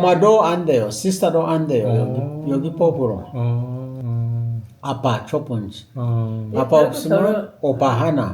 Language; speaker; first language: Korean; non-native, learner; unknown